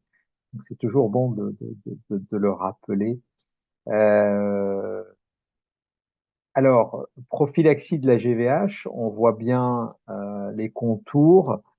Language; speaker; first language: French; native; French